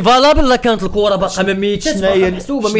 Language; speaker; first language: Arabic; native; Arabic